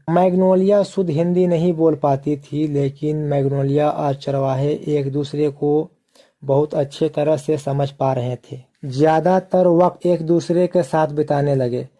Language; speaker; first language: Hindi; native; Hindi